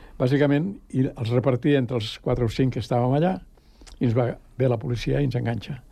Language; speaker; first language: Catalan; native; Catalan